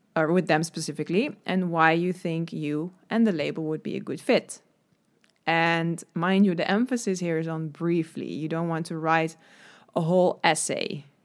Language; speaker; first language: English; non-native, fluent; Dutch